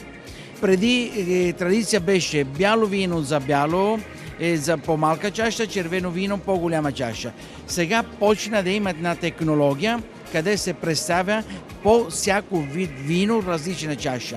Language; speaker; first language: Bulgarian; non-native, fluent; Italian